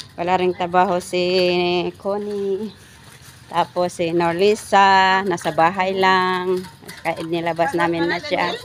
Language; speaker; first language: Filipino; non-native, local second language; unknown